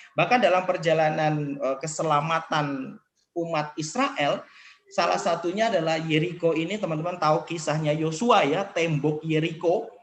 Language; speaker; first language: Indonesian; native; Indonesian